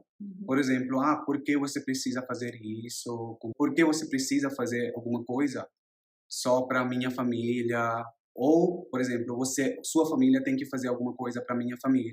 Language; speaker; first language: Portuguese; non-native, learner; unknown